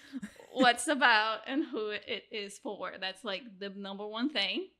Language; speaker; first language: English; non-native, fluent; Portuguese